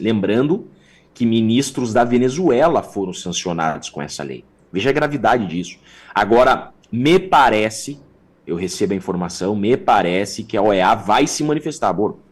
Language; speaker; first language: Portuguese; native; Portuguese